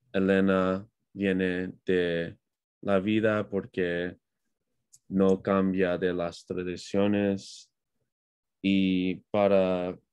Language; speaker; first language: Spanish; non-native, learner; English